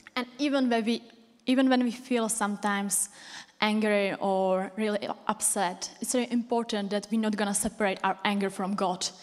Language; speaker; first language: English; non-native, fluent; Czech